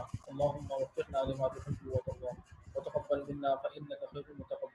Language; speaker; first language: Arabic; non-native, fluent; Urdu